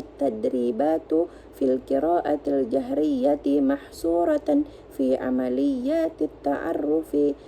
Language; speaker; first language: Arabic; non-native, learner; Indonesian